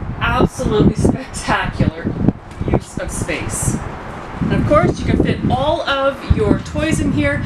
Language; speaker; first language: English; native; English